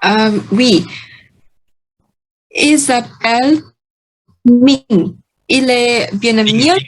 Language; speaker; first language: French; non-native, learner; Vietnamese